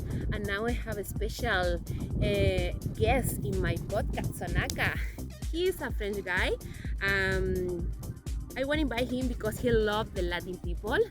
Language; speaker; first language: English; non-native, learner; Spanish